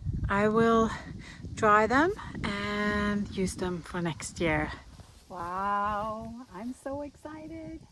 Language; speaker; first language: English; non-native, fluent; Norwegian